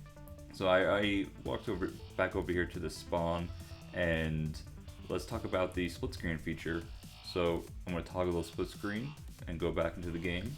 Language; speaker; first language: English; native; English